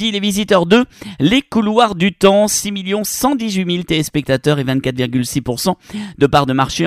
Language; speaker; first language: French; native; French